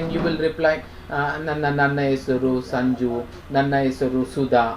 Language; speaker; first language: Kannada; non-native, fluent; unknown